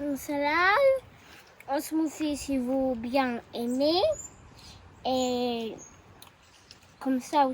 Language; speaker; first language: French; early bilingual, other home language; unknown